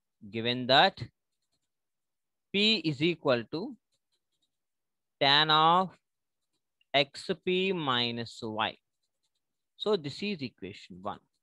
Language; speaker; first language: English; non-native, local second language; Telugu